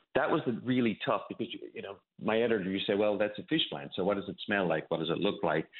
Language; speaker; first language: English; native; English